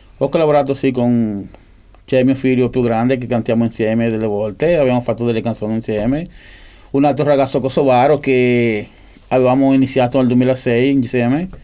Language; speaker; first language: Italian; non-native, fluent; Spanish